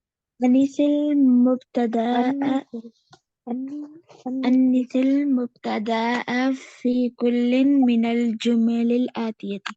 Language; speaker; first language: Arabic; non-native, learner; Urdu